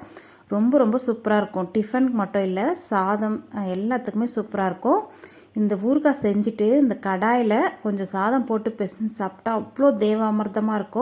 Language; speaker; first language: Tamil; native; Tamil